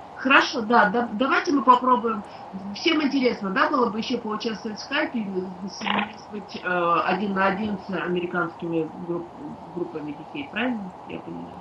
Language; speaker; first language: Russian; native; Russian